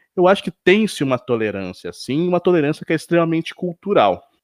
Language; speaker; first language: Portuguese; native; Portuguese